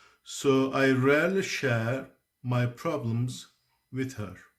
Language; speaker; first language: English; non-native, fluent; Turkish